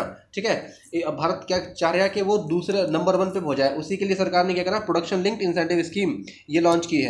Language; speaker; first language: Hindi; native; Hindi